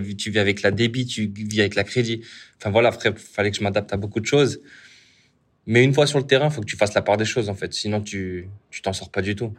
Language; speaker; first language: French; native; French